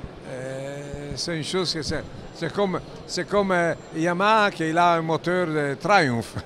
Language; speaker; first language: French; non-native, learner; Italian